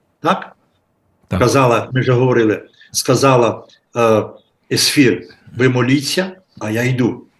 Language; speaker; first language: Ukrainian; native; Ukrainian